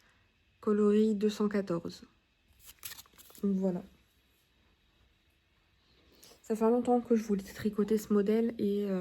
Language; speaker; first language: French; native; French